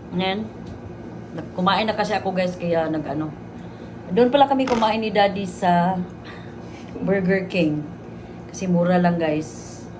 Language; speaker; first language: Filipino; non-native, local second language; Cebuano